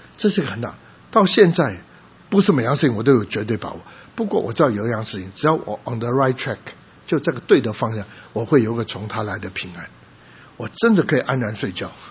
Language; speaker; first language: Chinese; non-native, local second language; Cantonese